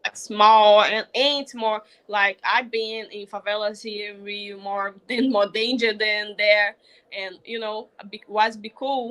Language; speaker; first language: English; non-native, learner; Portuguese